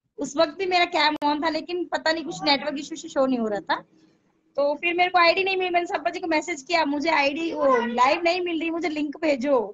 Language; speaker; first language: Hindi; native; Hindi